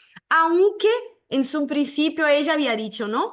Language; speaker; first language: Spanish; non-native, fluent; Portuguese